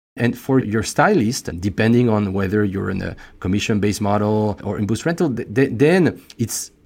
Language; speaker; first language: English; non-native, fluent; French